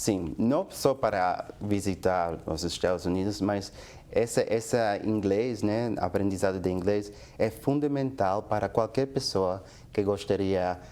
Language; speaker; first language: Portuguese; non-native, fluent; English